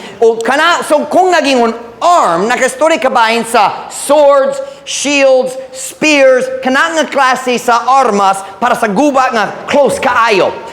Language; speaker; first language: Cebuano; non-native, fluent; English